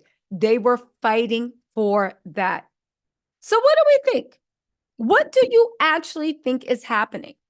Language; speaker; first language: English; native; English